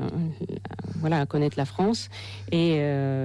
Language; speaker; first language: French; non-native, fluent; Russian